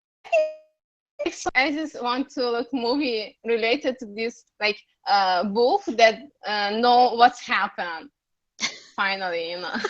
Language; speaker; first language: English; non-native, learner; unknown